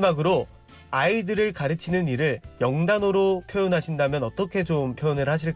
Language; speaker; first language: Korean; native; Korean